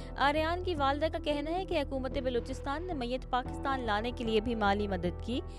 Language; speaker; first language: Urdu; native; Urdu